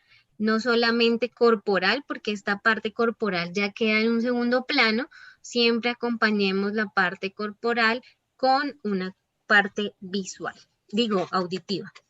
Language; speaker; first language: Spanish; native; Spanish